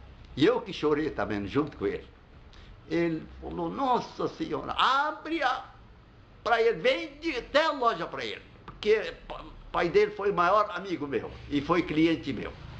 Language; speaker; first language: Portuguese; non-native, fluent; Arabic